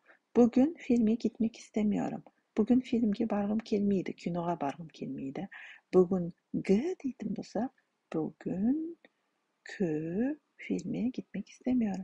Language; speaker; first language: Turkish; non-native, fluent; Kazakh